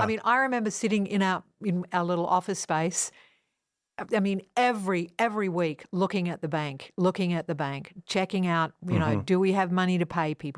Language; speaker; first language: English; non-native, fluent; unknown